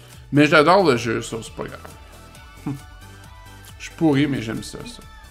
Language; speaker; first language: French; native; French